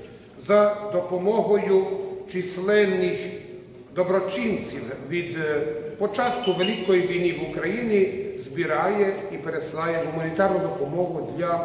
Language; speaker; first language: Ukrainian; non-native, fluent; Croatian